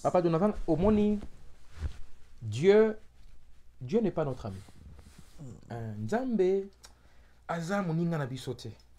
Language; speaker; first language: French; non-native, local second language; Lingala